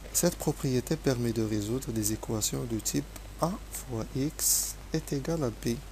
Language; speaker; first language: French; non-native, local second language; Arabic